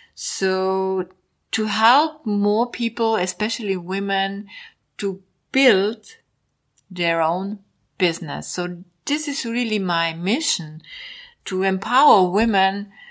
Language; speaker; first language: English; non-native, learner; German